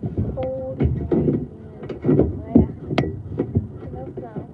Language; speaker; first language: English; native; English